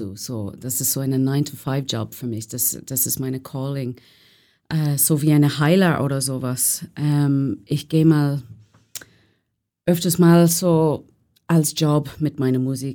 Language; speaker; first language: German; non-native, learner; English